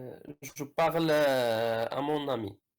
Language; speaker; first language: French; non-native, learner; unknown